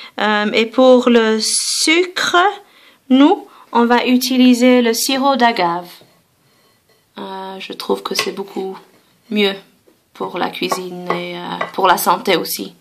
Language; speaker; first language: French; non-native, fluent; English